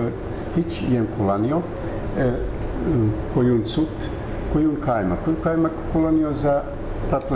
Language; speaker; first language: Turkish; non-native, learner; Bosnian